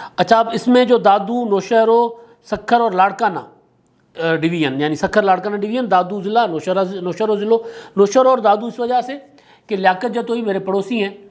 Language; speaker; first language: Urdu; non-native, local second language; Sindhi